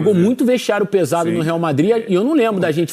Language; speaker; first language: Portuguese; native; Portuguese